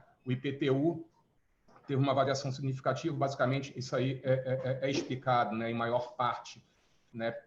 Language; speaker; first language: Portuguese; native; Portuguese